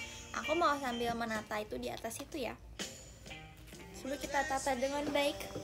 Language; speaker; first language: Indonesian; native; Indonesian